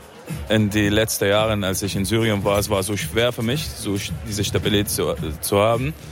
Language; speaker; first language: German; non-native, fluent; Arabic